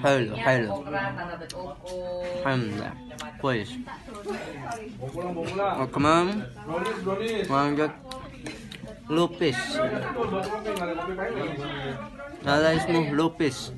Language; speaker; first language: Arabic; non-native, learner; Indonesian